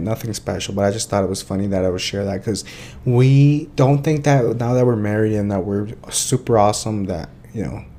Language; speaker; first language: English; early bilingual, other home language; Spanish